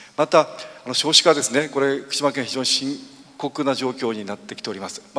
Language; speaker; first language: Japanese; native; Japanese